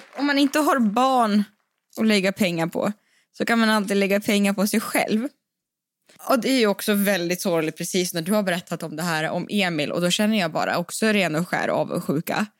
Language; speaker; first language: Swedish; native; Swedish